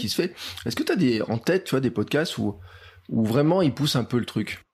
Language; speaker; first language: French; native; French